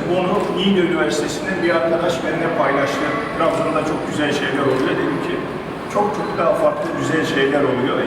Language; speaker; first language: Turkish; native; Turkish